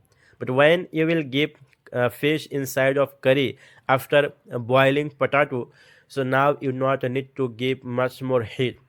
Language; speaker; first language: English; non-native, learner; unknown